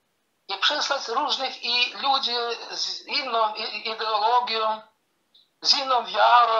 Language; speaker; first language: Polish; early bilingual, heritage; Polish